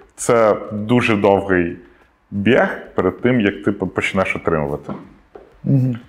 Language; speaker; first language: Ukrainian; non-native, local second language; Russian